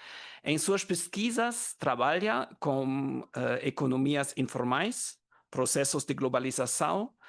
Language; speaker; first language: Portuguese; non-native, learner; German